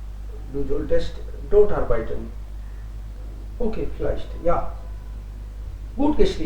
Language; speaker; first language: German; non-native, fluent; Hindi